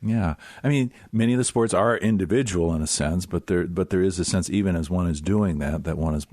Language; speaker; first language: English; native; English